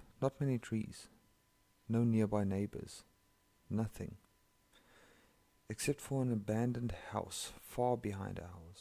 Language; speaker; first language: English; non-native, local second language; Afrikaans